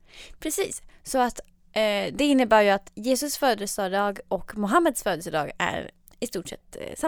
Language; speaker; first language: Swedish; native; Swedish